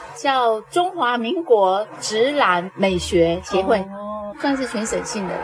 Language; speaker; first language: Chinese; native; Chinese